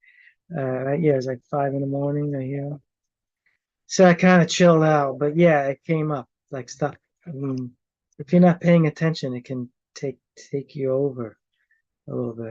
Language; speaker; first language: English; native; English